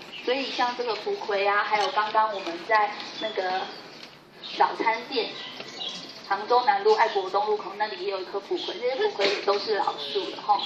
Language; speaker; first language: Chinese; native; Chinese